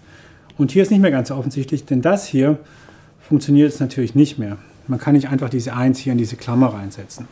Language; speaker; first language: German; native; German